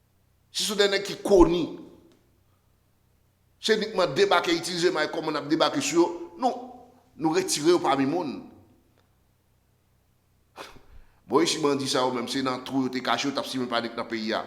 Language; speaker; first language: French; non-native, local second language; Haitian Creole